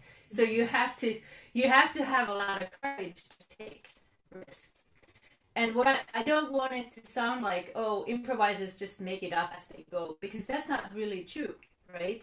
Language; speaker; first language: English; non-native, fluent; Finnish